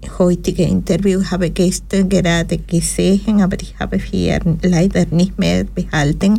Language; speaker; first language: German; non-native, fluent; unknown